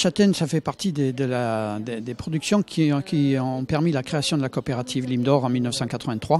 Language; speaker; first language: French; native; French